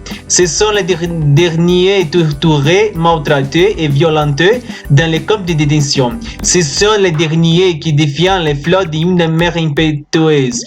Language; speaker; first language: French; non-native, learner; Spanish